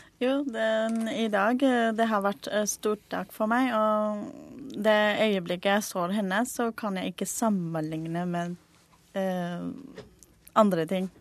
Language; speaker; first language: Norwegian; non-native, learner; Burmese